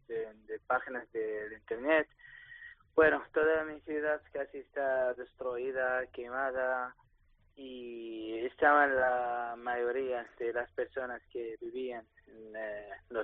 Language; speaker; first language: Spanish; non-native, learner; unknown